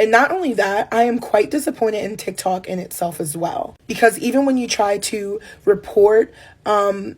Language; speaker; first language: English; native; English